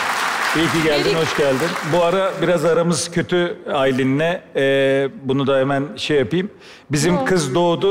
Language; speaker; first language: Turkish; native; Turkish